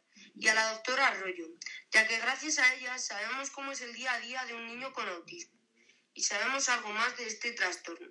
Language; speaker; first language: Spanish; native; Spanish